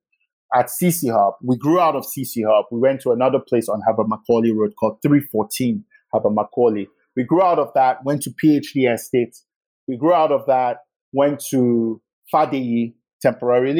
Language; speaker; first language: English; non-native, local second language; Yoruba